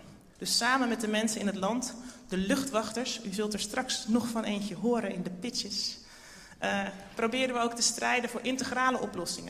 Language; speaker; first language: Dutch; native; Dutch